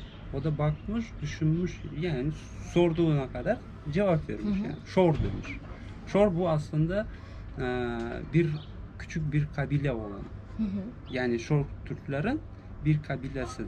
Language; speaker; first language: Turkish; non-native, fluent; Russian